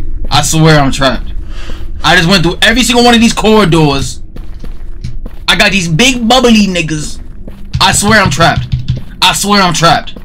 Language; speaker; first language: English; native; English